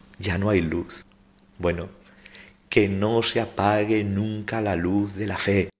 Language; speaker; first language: Spanish; native; Spanish